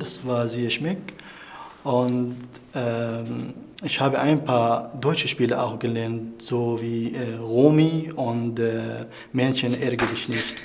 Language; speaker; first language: German; non-native, learner; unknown